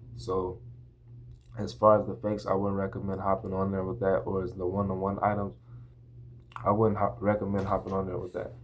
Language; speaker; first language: English; native; English